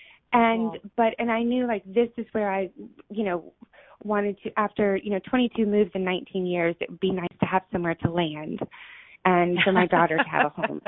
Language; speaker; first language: English; native; English